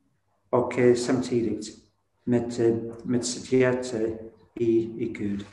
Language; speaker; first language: Swedish; non-native, fluent; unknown